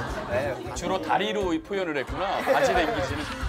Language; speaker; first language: Korean; native; Korean